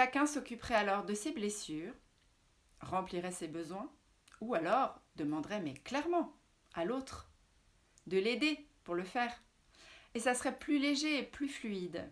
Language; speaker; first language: French; native; French